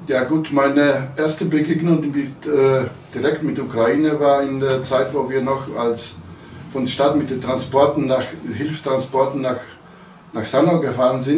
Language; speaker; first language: German; non-native, local second language; Polish